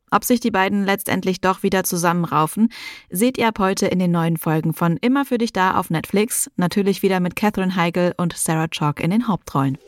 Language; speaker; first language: German; native; German